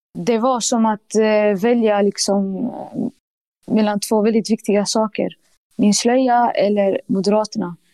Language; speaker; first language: Swedish; early bilingual, other home language; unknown